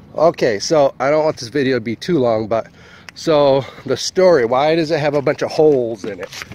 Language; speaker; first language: English; native; English